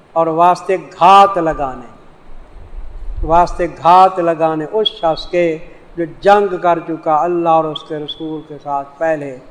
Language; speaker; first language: Urdu; non-native, local second language; Saraiki